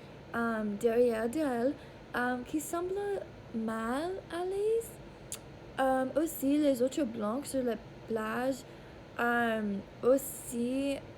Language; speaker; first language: French; non-native, learner; English